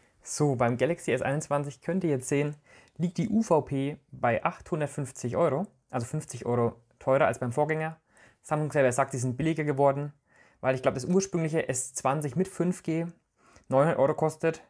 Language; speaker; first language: German; native; German